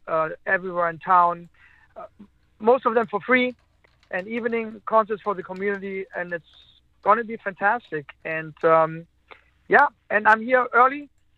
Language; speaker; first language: English; non-native, fluent; German